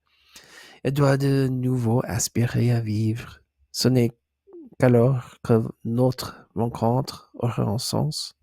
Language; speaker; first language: French; non-native, learner; English